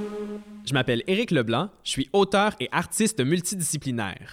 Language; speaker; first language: French; native; French